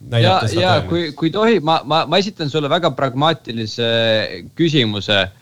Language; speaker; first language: Estonian; native; Estonian